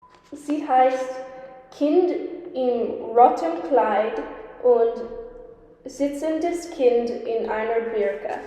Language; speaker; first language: German; non-native, learner; English